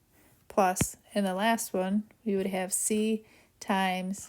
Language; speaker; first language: English; native; English